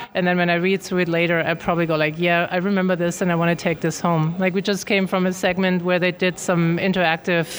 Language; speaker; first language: English; non-native, fluent; German